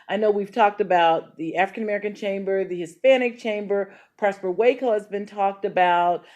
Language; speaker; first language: English; native; English